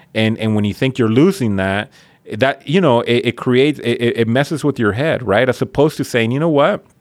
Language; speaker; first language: English; early bilingual, other home language; Spanish